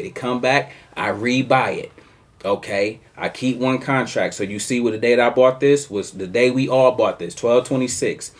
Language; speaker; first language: English; native; English